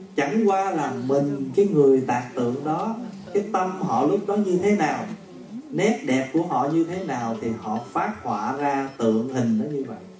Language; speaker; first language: Vietnamese; native; Vietnamese